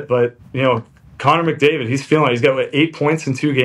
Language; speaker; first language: English; native; English